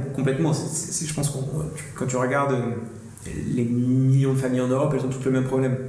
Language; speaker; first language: French; native; French